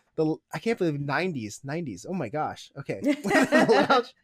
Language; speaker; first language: English; native; English